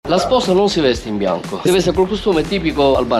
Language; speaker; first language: Italian; non-native, local second language; Albanian